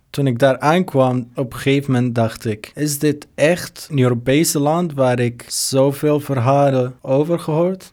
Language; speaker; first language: Dutch; non-native, fluent; Arabic